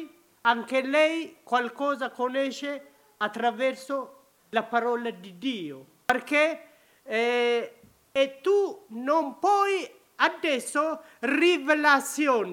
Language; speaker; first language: Italian; non-native, learner; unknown